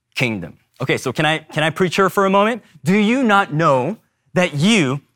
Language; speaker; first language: English; early bilingual, other home language; Korean